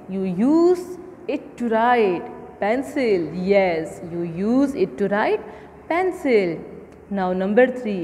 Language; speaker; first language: English; non-native, local second language; Urdu